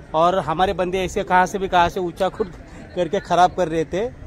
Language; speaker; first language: Hindi; non-native, local second language; Marathi